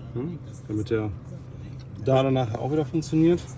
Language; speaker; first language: German; native; German